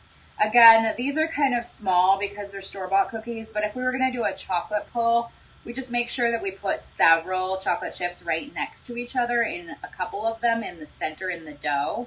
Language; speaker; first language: English; native; English